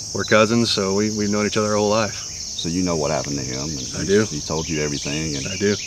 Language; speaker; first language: English; native; English